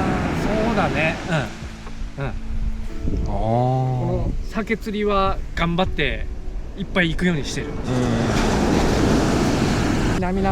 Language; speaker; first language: Japanese; native; Japanese